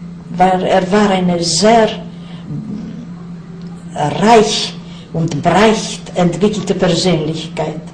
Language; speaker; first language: German; non-native, fluent; Yiddish